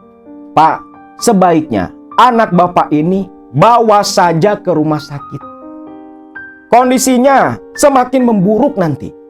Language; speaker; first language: Indonesian; non-native, local second language; Sundanese